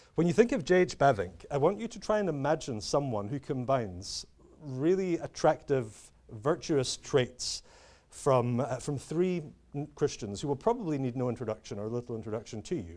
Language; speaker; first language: English; native; English